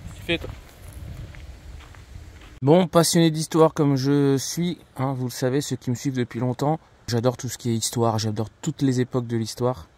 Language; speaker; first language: French; native; French